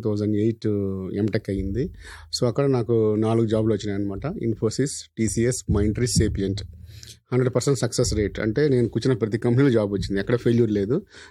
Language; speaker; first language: Telugu; native; Telugu